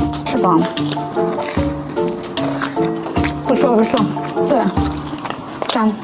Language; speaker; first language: Chinese; non-native, learner; Korean